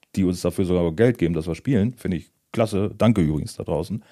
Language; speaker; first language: German; native; German